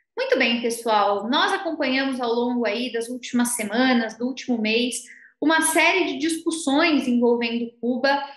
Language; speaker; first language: Portuguese; native; Portuguese